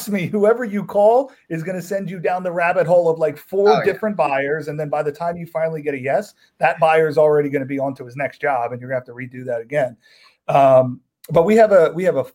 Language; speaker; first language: English; native; English